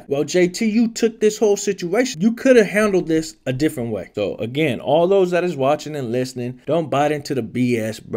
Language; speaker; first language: English; native; English